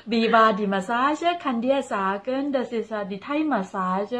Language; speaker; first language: German; non-native, learner; Thai